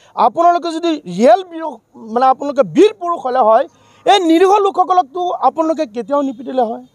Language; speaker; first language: Assamese; non-native, local second language; Bangla